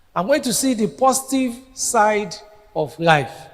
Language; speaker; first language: English; non-native, local second language; Yoruba